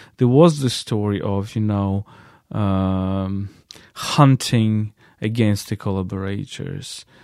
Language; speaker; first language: English; non-native, fluent; Ukrainian